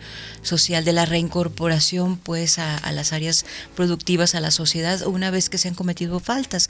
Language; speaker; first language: Spanish; native; Spanish